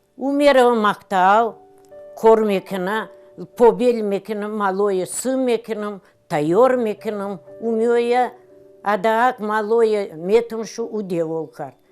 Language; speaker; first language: Tajik; non-native, fluent; Russian